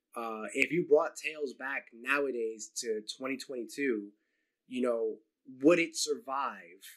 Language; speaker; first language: English; native; English